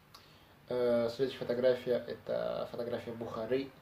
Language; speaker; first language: Russian; non-native, local second language; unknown